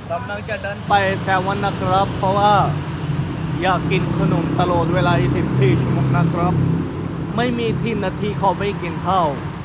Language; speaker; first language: Thai; non-native, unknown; Punjabi